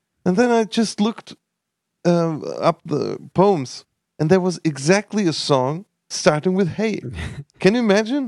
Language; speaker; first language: English; non-native, fluent; Armenian